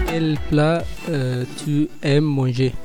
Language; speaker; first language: French; non-native, learner; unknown